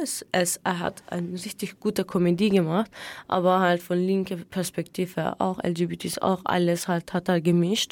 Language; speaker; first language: German; non-native, fluent; Turkish